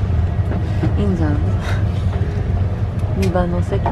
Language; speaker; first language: Japanese; non-native, learner; Filipino